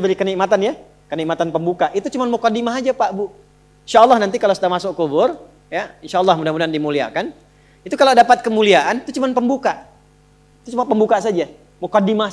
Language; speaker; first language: Indonesian; native; Indonesian